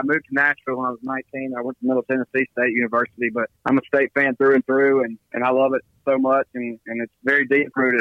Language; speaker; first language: English; native; English